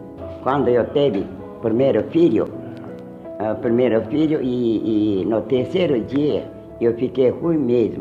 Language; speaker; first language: Portuguese; early bilingual, heritage; Japanese